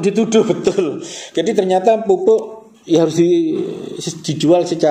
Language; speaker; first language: Indonesian; native; Indonesian